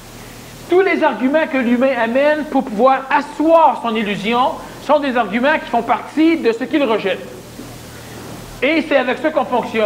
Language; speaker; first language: French; native; French